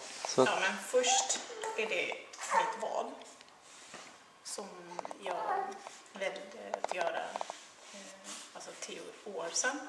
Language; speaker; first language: Swedish; non-native, fluent; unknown